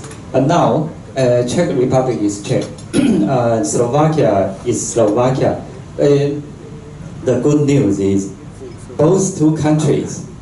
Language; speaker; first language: English; non-native, local second language; Chinese